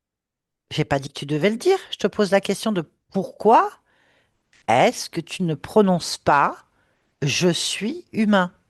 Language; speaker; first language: French; native; French